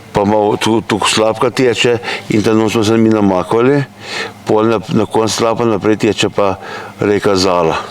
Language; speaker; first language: Slovenian; native; Slovenian